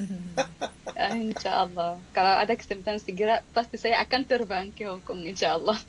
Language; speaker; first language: Indonesian; non-native, fluent; Arabic